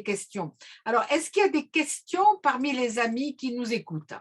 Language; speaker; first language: French; native; French